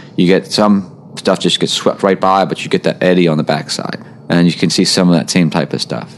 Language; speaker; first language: English; native; English